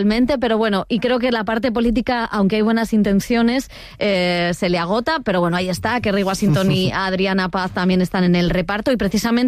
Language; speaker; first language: Spanish; native; Spanish